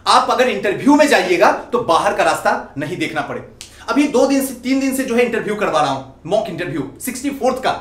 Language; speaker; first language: Hindi; native; Hindi